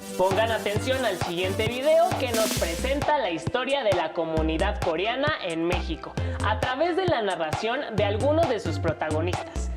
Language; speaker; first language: Spanish; native; Spanish